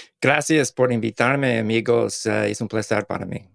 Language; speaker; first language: Spanish; non-native, learner; English